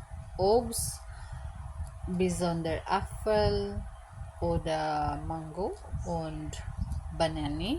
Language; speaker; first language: German; non-native, learner; Filipino